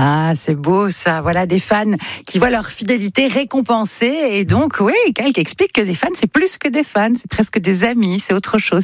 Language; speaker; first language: French; native; French